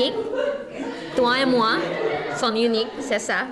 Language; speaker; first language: French; non-native, learner; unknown